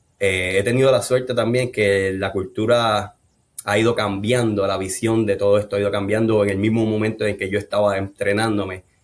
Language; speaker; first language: Spanish; native; Spanish